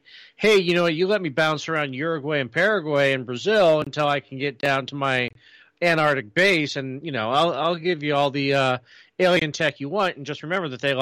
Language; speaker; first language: English; native; English